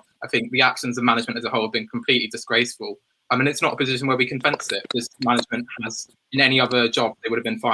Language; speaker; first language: English; native; English